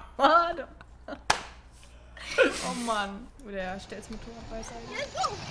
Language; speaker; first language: German; native; German